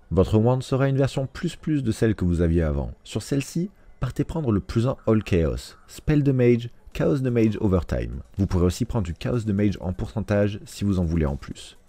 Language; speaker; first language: French; native; French